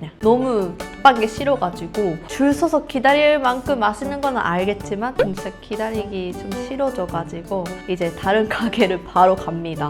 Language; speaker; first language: Korean; non-native, fluent; Japanese